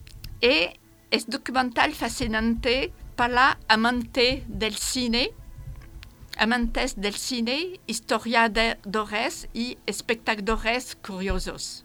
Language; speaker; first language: Spanish; non-native, fluent; French